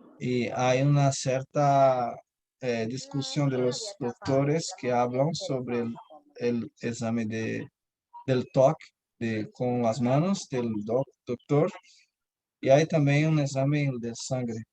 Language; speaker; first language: Spanish; non-native, learner; Portuguese